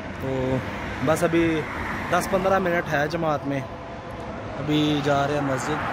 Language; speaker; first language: Urdu; non-native, local second language; Punjabi